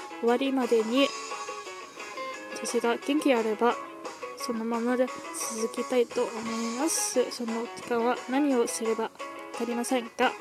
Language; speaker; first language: Japanese; non-native, learner; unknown